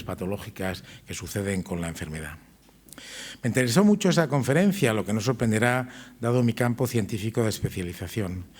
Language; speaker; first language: Spanish; native; Spanish